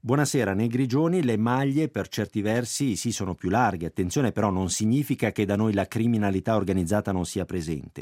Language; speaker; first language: Italian; native; Italian